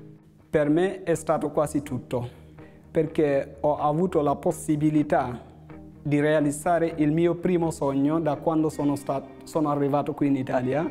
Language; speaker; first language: Italian; non-native, learner; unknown